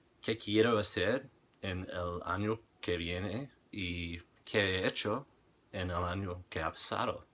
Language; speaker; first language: Spanish; non-native, fluent; English